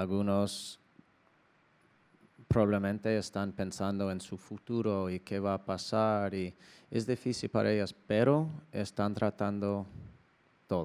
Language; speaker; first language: Spanish; non-native, learner; English